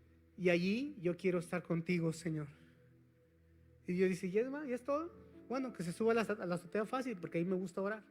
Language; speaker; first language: Spanish; native; Spanish